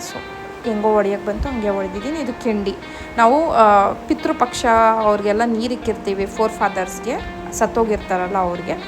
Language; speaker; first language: Kannada; non-native, local second language; Malayalam